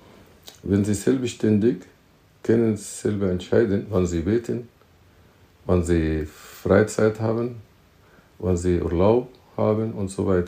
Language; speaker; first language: German; non-native, fluent; Arabic